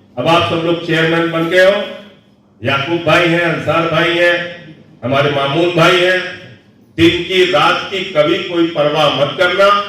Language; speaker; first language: Hindi; native; Hindi